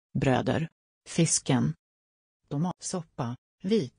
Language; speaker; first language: Swedish; non-native, learner; English